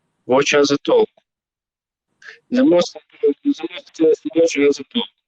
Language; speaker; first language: English; non-native, learner; Belarusian